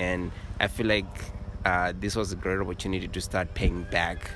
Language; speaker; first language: English; non-native, local second language; Kinyarwanda